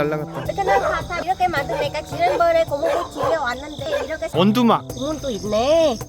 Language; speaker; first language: Korean; non-native, local second language; Vietnamese